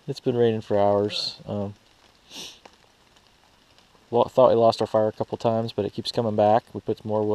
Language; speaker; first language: English; native; English